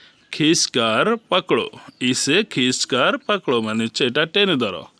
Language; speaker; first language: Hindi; non-native, learner; Bangla